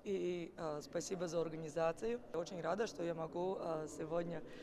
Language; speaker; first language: Russian; non-native, fluent; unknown